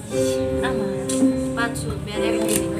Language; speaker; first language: Indonesian; non-native, local second language; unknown